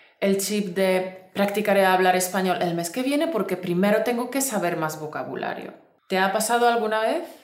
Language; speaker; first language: Spanish; native; Spanish